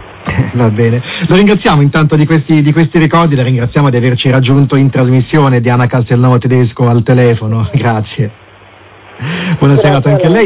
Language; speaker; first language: Italian; native; Italian